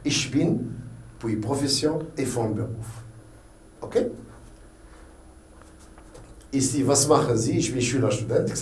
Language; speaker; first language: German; non-native, fluent; Arabic